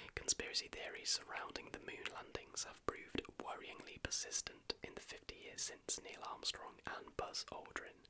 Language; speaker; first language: English; native; English